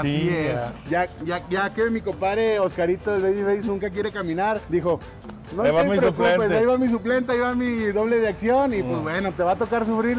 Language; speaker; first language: Spanish; native; Spanish